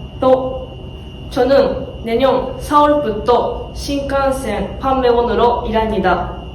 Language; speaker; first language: Korean; non-native, learner; Japanese